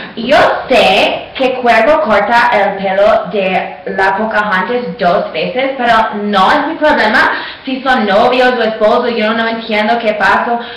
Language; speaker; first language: Spanish; non-native, learner; English